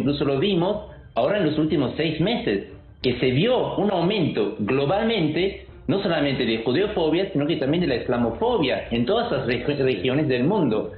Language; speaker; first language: Spanish; non-native, fluent; Urdu